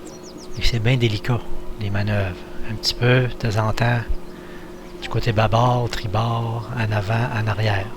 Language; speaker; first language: French; native; French